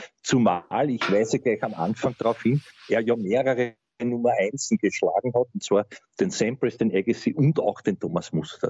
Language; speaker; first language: German; native; German